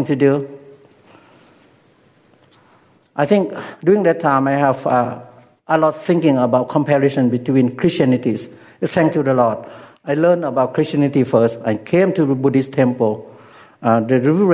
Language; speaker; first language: English; non-native, learner; Lao